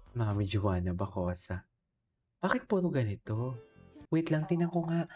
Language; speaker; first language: Filipino; non-native, local second language; Hiligaynon